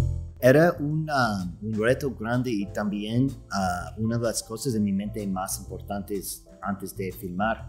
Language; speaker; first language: Spanish; non-native, fluent; English